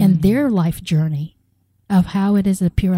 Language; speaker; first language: English; native; English